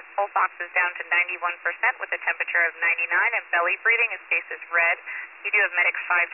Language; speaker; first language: English; native; English